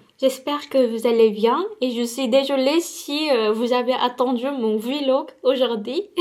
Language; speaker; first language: French; non-native, fluent; Korean